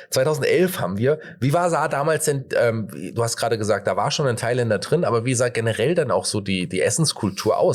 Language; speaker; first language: German; native; German